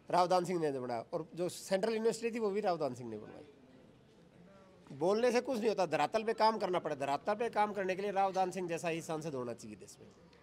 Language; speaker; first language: Hindi; native; Hindi